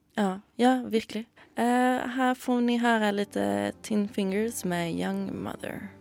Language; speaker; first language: Norwegian; non-native, fluent; Swedish